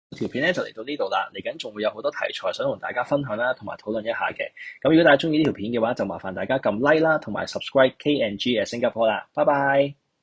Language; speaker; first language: Cantonese; native; Cantonese